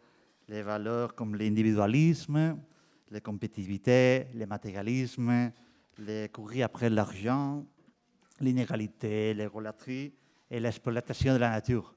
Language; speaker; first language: French; non-native, learner; Spanish